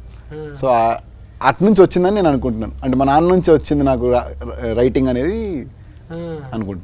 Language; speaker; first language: Telugu; native; Telugu